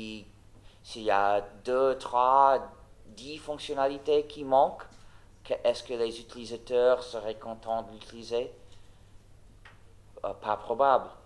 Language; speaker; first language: French; non-native, fluent; English